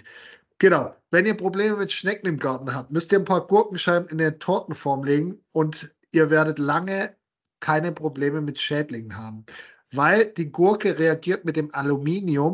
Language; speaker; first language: German; native; German